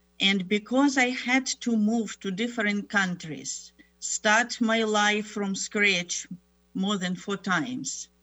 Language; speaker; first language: English; non-native, fluent; Russian